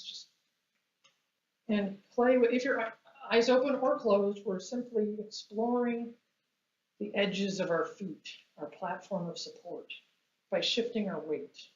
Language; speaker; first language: English; native; English